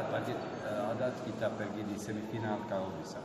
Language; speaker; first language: Indonesian; non-native, learner; Armenian